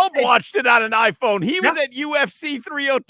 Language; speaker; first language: English; native; English